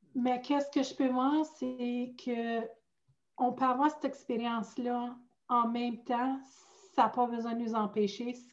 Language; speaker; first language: French; native; French